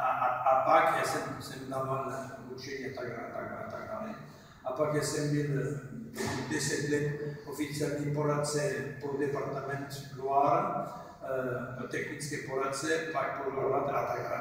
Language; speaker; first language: Czech; non-native, learner; French